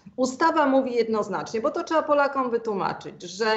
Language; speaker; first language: Polish; native; Polish